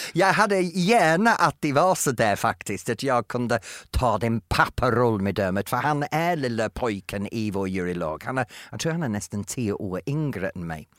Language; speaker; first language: Swedish; non-native, fluent; English